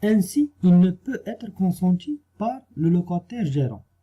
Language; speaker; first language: French; non-native, local second language; Arabic